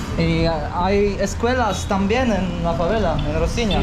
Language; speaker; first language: Spanish; non-native, learner; Polish